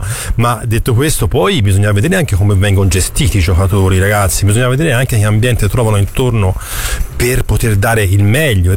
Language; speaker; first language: Italian; native; Italian